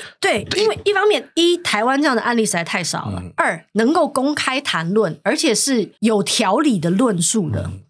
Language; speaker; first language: Chinese; native; Chinese